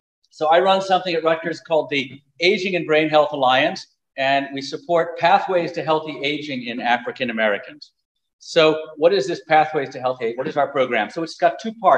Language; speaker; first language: English; native; English